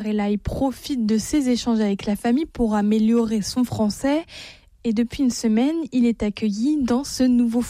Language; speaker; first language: French; native; French